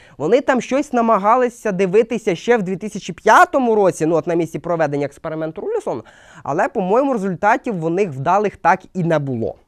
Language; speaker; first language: Ukrainian; non-native, local second language; Russian